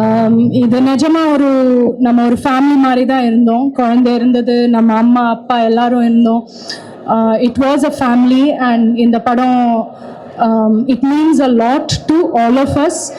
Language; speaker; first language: Tamil; non-native, fluent; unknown